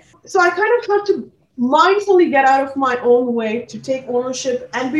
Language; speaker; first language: English; non-native, local second language; Punjabi